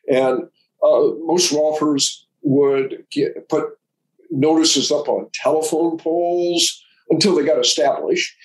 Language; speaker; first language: English; native; English